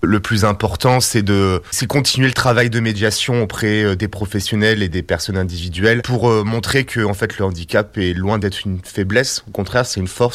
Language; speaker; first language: French; native; French